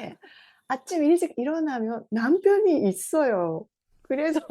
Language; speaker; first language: Korean; non-native, fluent; Japanese